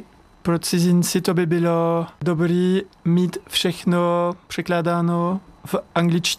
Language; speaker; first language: Czech; non-native, learner; French